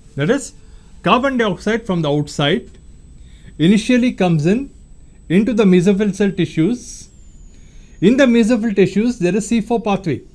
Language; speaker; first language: English; non-native, local second language; Tamil